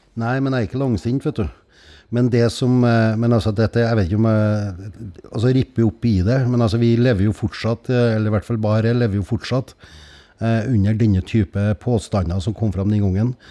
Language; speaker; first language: Norwegian; native; Norwegian